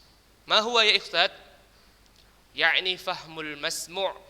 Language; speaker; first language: Arabic; non-native, learner; Indonesian